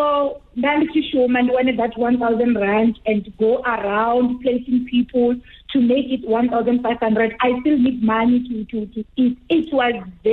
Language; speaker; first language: English; non-native, local second language; Venda